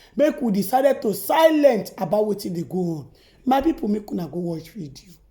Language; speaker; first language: Nigerian Pidgin; native; Nigerian Pidgin